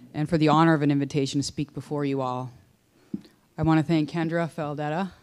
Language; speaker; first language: English; native; English